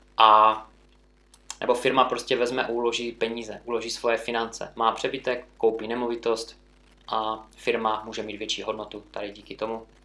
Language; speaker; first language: Czech; native; Czech